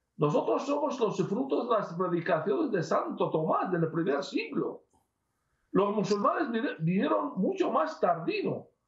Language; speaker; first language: Spanish; non-native, fluent; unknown